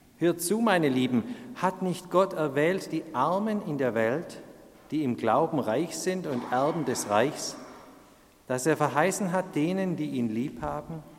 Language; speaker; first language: German; native; German